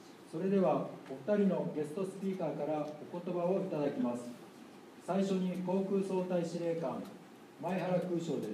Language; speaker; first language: Japanese; native; Japanese